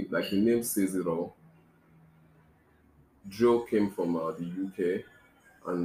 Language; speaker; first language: English; non-native, local second language; Igbo